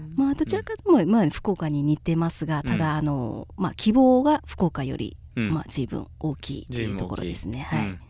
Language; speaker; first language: Japanese; non-native, fluent; Chinese